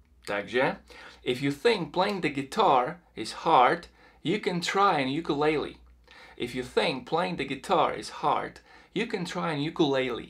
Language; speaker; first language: English; non-native, fluent; Czech